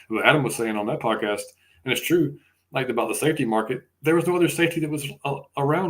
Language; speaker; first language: English; native; English